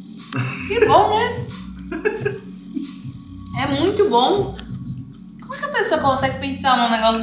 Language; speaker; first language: Portuguese; native; Portuguese